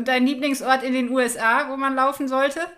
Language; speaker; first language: German; native; German